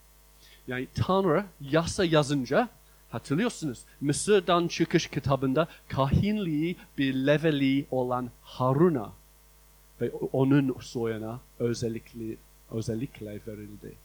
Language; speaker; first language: Turkish; non-native, fluent; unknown